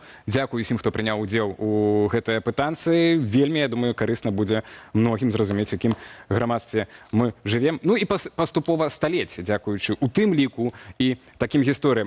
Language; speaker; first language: Belarusian; native; Belarusian